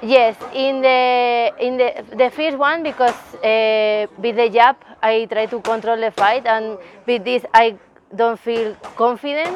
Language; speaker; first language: English; non-native, learner; Spanish